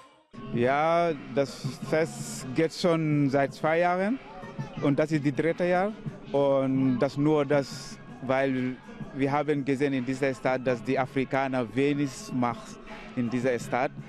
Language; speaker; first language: German; non-native, learner; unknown